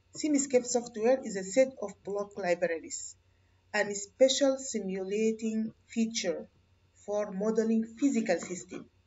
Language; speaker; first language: English; non-native, fluent; Arabic